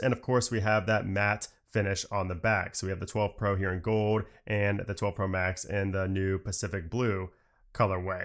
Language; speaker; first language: English; native; English